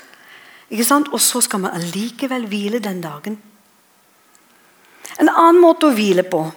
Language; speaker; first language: Norwegian; non-native, fluent; English